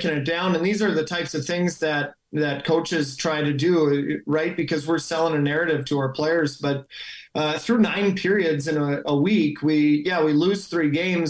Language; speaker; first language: English; native; English